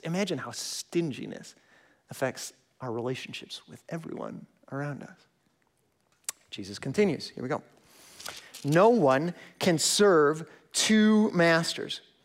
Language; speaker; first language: English; native; English